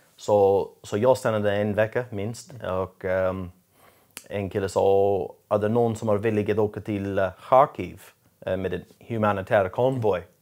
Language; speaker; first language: Swedish; non-native, learner; English